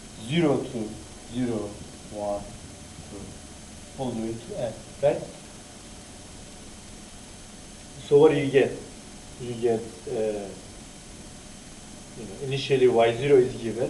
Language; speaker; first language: English; non-native, fluent; Turkish